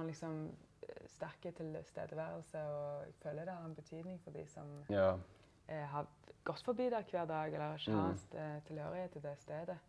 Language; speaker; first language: Norwegian; native; Norwegian